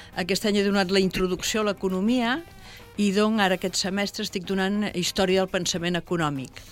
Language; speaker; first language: Catalan; native; Catalan